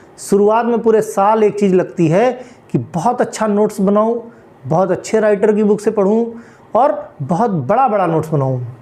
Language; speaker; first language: Hindi; native; Hindi